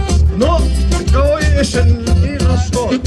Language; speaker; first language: Russian; non-native, fluent; Estonian